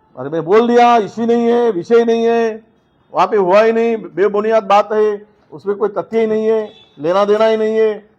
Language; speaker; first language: Hindi; non-native, local second language; Marathi